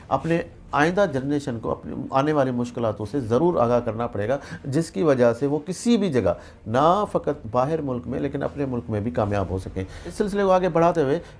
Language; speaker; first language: Urdu; non-native, local second language; Sindhi